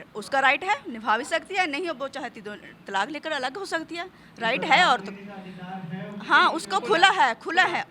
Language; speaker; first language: Hindi; non-native, local second language; Punjabi